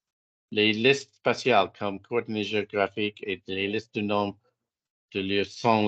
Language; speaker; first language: French; non-native, fluent; English